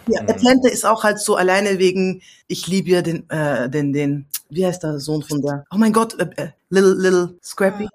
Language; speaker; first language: German; early bilingual, other home language; Central Kurdish